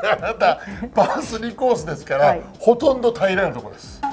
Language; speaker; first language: Japanese; native; Japanese